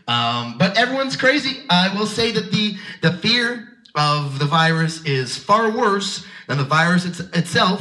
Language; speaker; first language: English; native; English